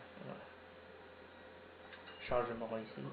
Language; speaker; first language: French; native; French